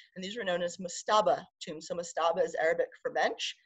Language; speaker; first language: English; native; English